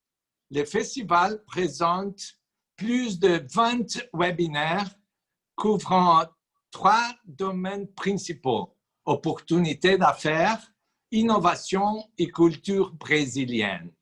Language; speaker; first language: French; non-native, fluent; Portuguese